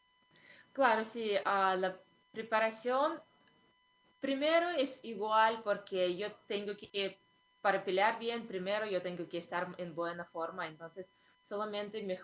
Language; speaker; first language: Spanish; non-native, fluent; Russian